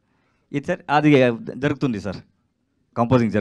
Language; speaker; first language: Telugu; non-native, learner; Kannada